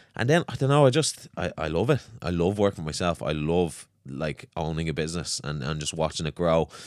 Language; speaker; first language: English; native; English